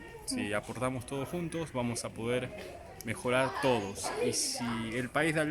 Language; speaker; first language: Spanish; native; Spanish